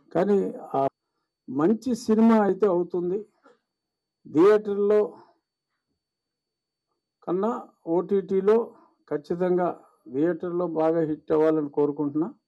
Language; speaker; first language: Telugu; native; Telugu